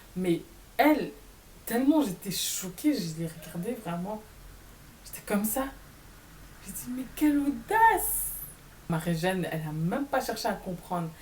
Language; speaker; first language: French; native; French